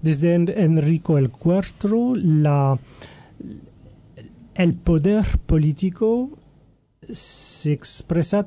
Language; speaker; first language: Spanish; non-native, learner; French